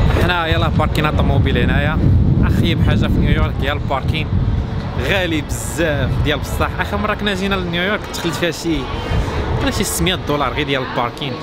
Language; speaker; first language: Arabic; native; Arabic